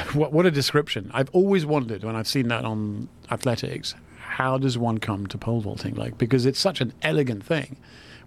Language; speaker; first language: English; non-native, local second language; French